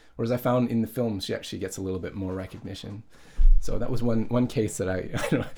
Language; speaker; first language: English; native; English